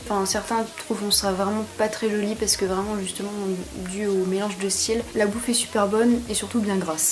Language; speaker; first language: French; native; French